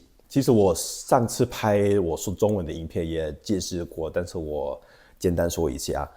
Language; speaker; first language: Chinese; non-native, fluent; English